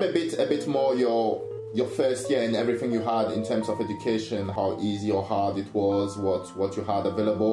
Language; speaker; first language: English; non-native, fluent; French